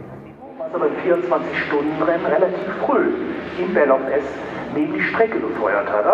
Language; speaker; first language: German; native; German